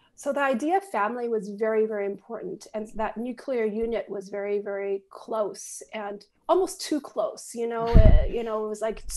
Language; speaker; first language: English; native; English